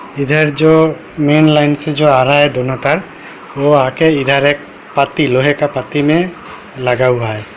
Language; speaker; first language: Hindi; non-native, local second language; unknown